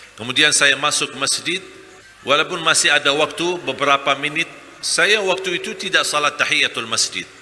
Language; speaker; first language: Malay; non-native, fluent; Arabic